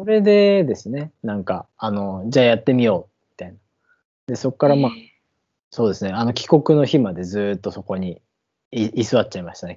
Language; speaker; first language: Japanese; native; Japanese